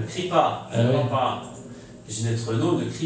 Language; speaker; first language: French; native; French